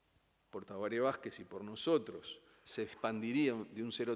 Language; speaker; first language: Spanish; native; Spanish